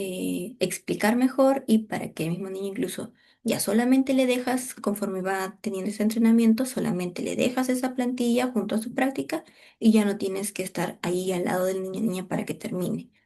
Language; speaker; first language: Spanish; native; Spanish